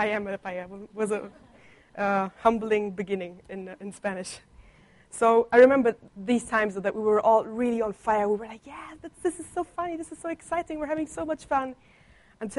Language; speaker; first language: English; non-native, fluent; Italian